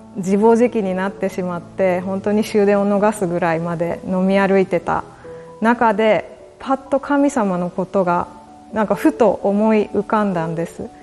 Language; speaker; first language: Japanese; native; Japanese